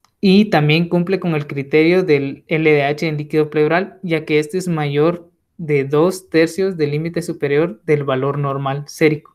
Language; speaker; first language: Spanish; native; Spanish